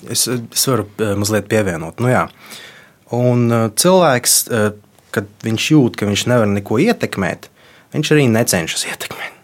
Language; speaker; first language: Latvian; non-native, local second language; Russian